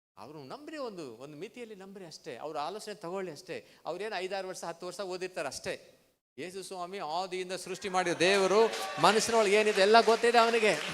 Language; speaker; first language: Kannada; non-native, local second language; Tamil